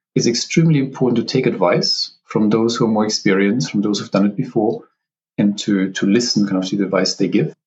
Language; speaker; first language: English; non-native, fluent; German